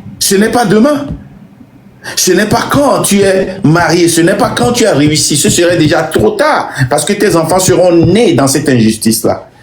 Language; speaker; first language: French; non-native, local second language; Ewe